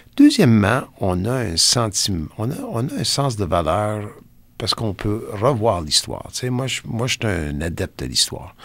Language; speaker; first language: French; non-native, local second language; English